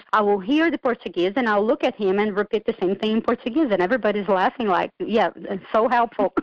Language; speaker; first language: English; non-native, fluent; Portuguese